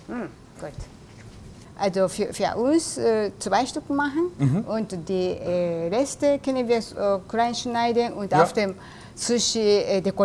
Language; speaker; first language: German; non-native, learner; Japanese